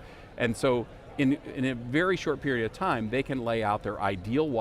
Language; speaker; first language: English; native; English